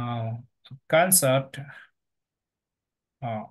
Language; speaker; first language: English; non-native, learner; Vietnamese